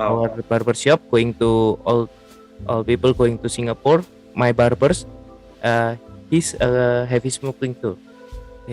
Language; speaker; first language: English; non-native, learner; Indonesian